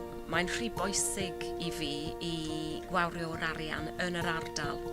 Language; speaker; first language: Welsh; non-native, learner; English